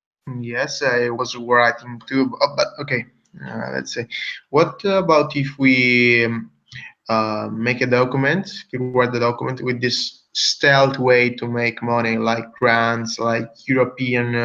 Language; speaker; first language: English; non-native, fluent; Italian